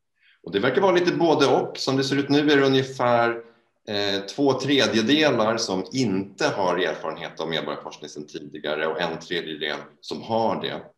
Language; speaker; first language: Swedish; native; Swedish